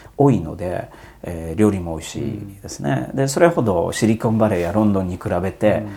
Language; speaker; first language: Japanese; non-native, fluent; Polish